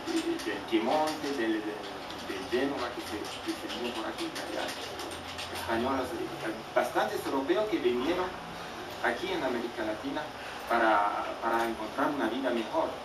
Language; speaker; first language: Spanish; non-native, fluent; French